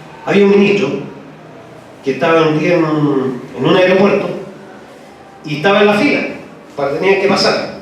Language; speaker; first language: Spanish; native; Spanish